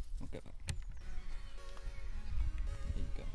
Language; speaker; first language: English; native; English